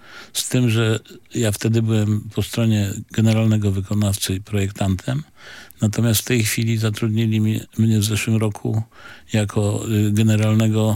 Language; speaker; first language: Polish; native; Polish